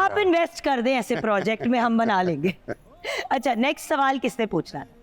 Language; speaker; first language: Urdu; native; Urdu